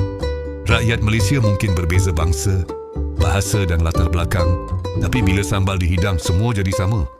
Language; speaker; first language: Malay; native; Malay